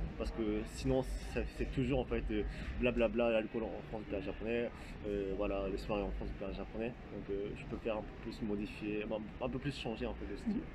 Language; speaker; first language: French; non-native, fluent; Japanese